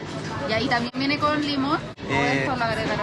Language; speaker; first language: Spanish; native; Spanish